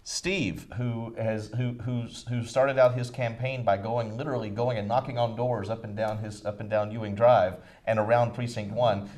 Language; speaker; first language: English; native; English